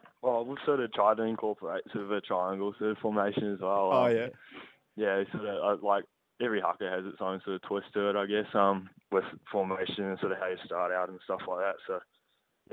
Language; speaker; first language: English; native; English